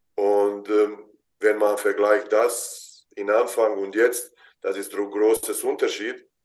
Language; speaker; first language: German; non-native, fluent; Bosnian